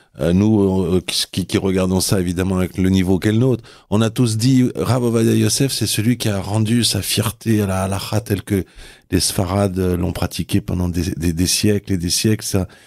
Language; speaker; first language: French; native; French